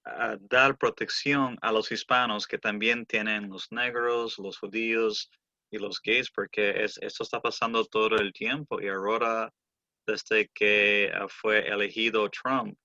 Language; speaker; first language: Spanish; early bilingual, heritage; Spanish